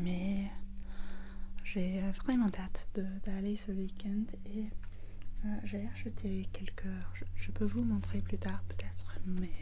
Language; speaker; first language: French; non-native, learner; English